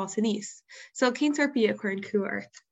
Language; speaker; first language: Irish; non-native, local second language; English